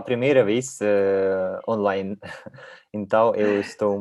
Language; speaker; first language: Portuguese; non-native, learner; Russian